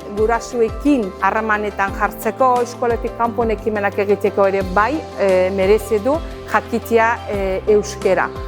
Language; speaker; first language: Basque; non-native, fluent; Azerbaijani